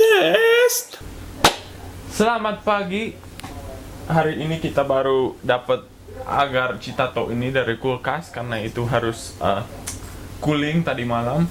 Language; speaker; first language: Indonesian; non-native, learner; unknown